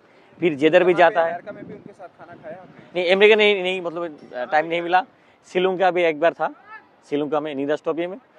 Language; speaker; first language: Hindi; non-native, learner; Bangla